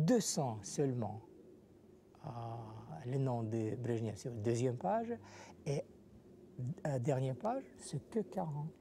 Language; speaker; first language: French; non-native, fluent; Russian